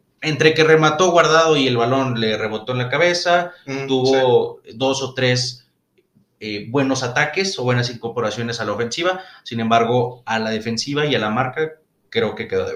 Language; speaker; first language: Spanish; native; Spanish